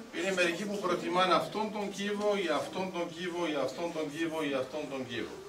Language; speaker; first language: Greek; early bilingual, heritage; Greek